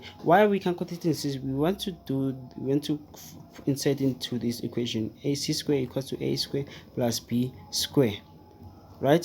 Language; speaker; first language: English; non-native, fluent; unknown